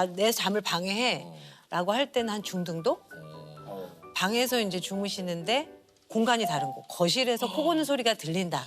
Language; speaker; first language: Korean; native; Korean